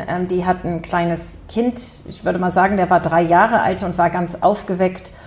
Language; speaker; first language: German; early bilingual, heritage; German